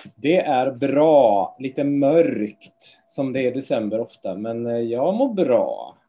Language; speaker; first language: Swedish; native; Swedish